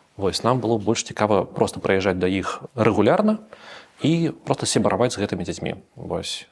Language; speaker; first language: Belarusian; non-native, local second language; Russian